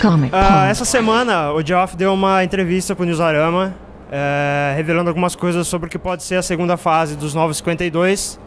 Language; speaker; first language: Portuguese; native; Portuguese